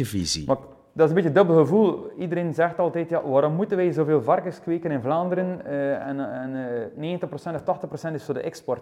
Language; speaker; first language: Dutch; native; Dutch